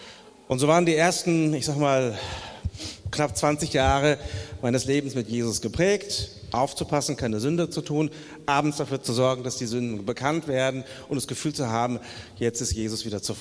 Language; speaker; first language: German; native; German